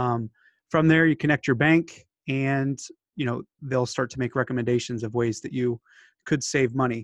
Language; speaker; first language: English; native; English